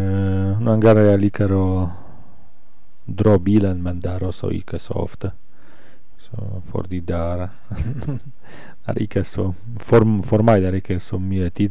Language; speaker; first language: Swedish; non-native, learner; Norwegian